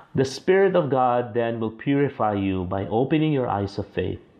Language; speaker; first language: English; non-native, local second language; Filipino